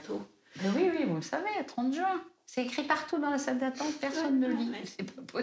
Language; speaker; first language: French; native; French